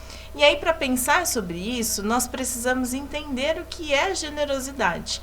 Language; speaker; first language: Portuguese; native; Portuguese